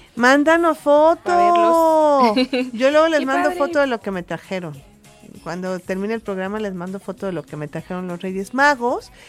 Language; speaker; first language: Spanish; native; Spanish